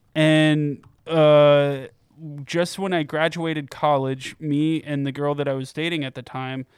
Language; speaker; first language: English; native; English